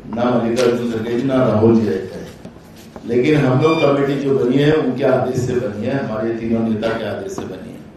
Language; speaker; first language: Hindi; non-native, local second language; Marathi